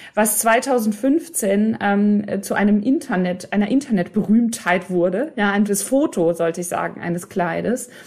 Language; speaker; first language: German; native; German